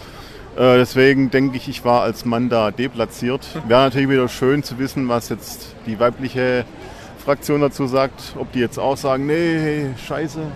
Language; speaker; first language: German; native; German